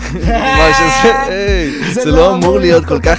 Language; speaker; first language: Hebrew; native; Hebrew